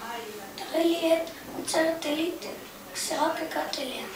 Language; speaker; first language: Hebrew; native; Hebrew